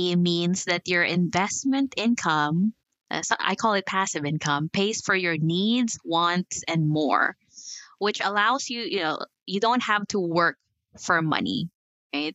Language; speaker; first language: English; non-native, local second language; Filipino